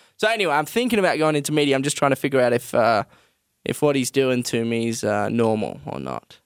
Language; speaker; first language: English; native; English